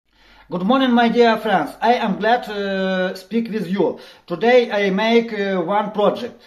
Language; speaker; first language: English; non-native, learner; Ukrainian